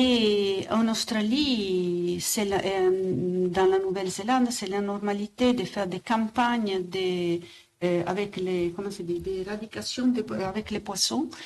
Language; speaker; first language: French; non-native, fluent; Italian